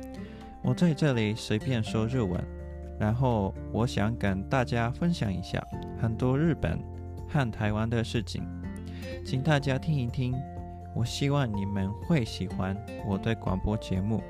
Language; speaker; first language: Chinese; early bilingual, heritage; Japanese